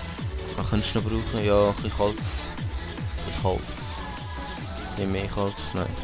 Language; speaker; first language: German; native; German